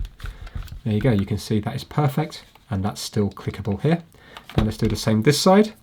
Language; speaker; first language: English; native; English